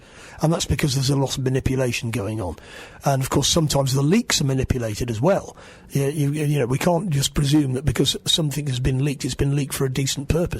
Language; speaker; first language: English; native; English